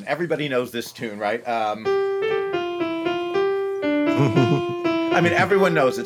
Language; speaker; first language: English; native; English